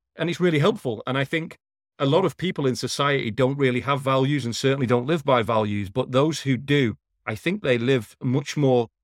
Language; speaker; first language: English; native; English